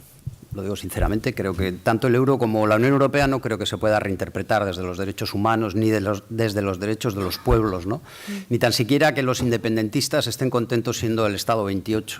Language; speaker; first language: Spanish; native; Spanish